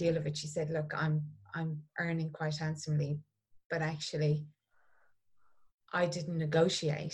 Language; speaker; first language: English; native; English